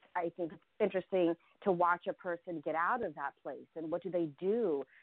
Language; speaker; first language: English; early bilingual, other home language; Russian